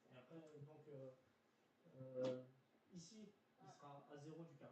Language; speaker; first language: French; native; French